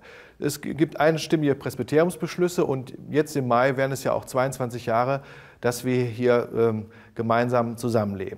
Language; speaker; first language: German; native; German